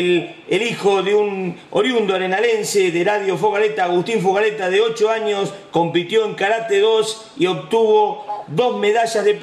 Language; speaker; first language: Spanish; native; Spanish